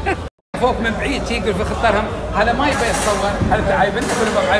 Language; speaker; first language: Arabic; native; Arabic